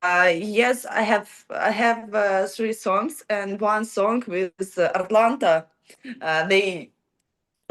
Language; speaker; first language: English; non-native, learner; Ukrainian